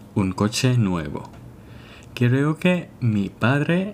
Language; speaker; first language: Spanish; non-native, fluent; Thai